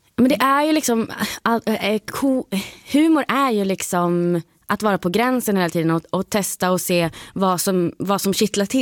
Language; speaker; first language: Swedish; native; Swedish